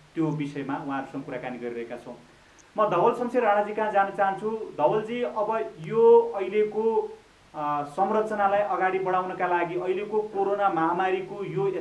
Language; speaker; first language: Nepali; native; Nepali